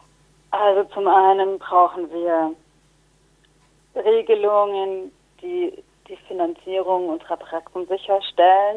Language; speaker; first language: German; native; German